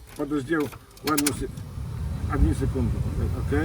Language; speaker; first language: Russian; non-native, learner; Polish